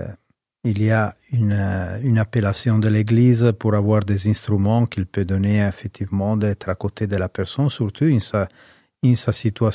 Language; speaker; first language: French; non-native, learner; Italian